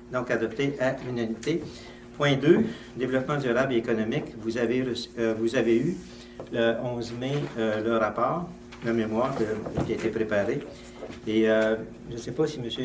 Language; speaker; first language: French; native; French